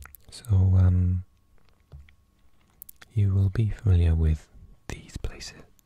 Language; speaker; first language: English; native; English